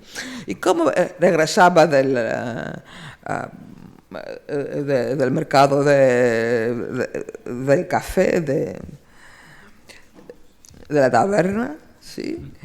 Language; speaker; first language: Spanish; non-native, fluent; Greek